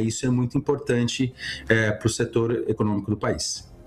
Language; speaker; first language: Portuguese; native; Portuguese